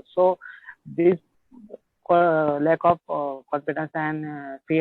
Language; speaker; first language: English; non-native, learner; Marathi